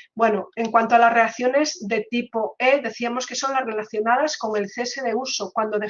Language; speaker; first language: Spanish; native; Spanish